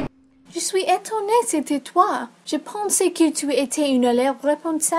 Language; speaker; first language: French; non-native, learner; English